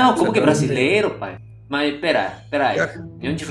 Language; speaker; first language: Portuguese; non-native, fluent; Indonesian